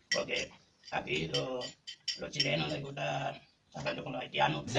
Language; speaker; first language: Spanish; non-native, learner; Haitian Creole